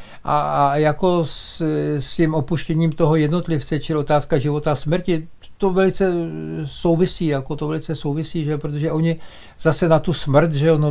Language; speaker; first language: Czech; native; Czech